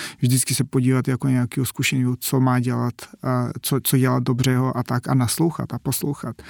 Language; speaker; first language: Czech; non-native, fluent; Macedonian